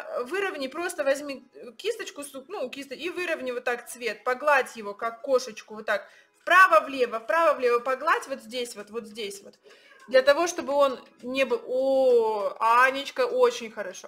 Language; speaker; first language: Russian; native; Russian